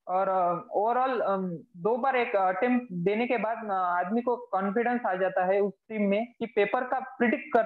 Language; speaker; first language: Hindi; non-native, local second language; Marathi